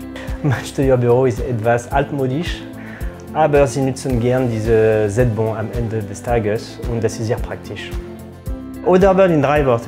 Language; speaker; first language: German; non-native, fluent; French